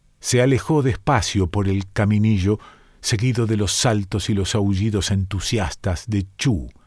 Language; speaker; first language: Spanish; native; Spanish